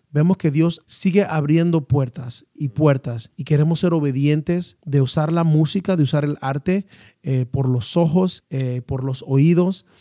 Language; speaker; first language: Spanish; native; Spanish